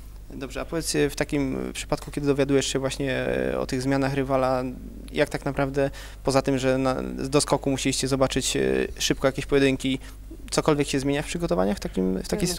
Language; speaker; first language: Polish; native; Polish